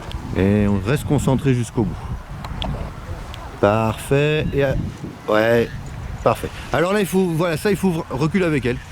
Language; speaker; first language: French; native; French